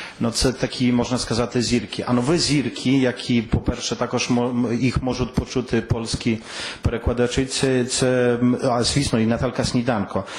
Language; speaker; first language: Polish; non-native, learner; Ukrainian